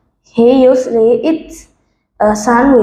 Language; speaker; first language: English; non-native, learner; Vietnamese